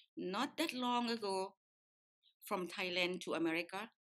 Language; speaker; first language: English; non-native, fluent; Lao